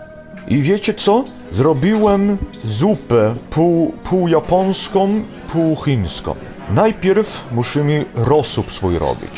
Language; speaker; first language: Polish; early bilingual, heritage; Polish